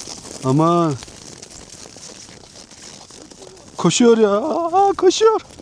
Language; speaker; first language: Turkish; non-native, learner; Mongolian